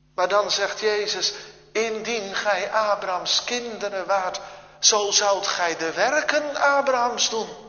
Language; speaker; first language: Dutch; native; Dutch